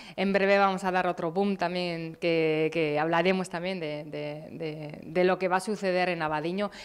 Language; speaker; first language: Spanish; native; Spanish